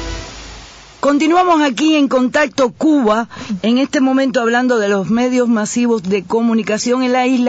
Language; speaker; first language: Spanish; native; Spanish